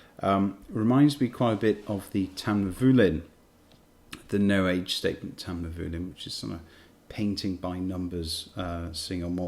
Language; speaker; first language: English; native; English